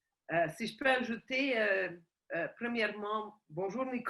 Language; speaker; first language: French; non-native, fluent; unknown